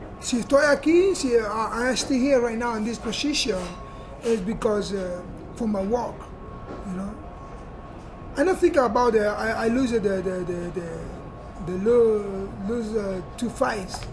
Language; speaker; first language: English; non-native, learner; Spanish